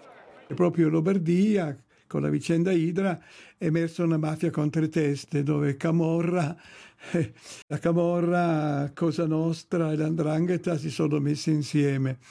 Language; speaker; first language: Italian; native; Italian